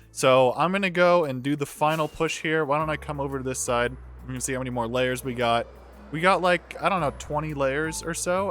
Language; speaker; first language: English; native; English